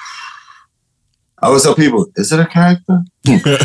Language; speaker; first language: English; non-native, fluent; Spanish